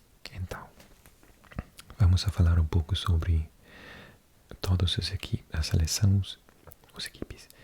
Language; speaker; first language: Portuguese; non-native, learner; English